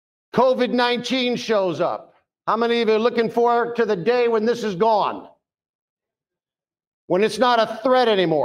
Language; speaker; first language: English; native; English